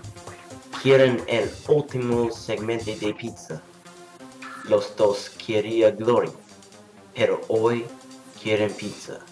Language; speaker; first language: Spanish; non-native, learner; English